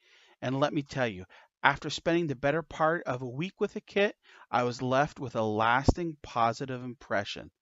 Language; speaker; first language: English; native; English